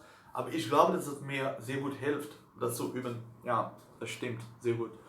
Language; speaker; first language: German; non-native, learner; Dutch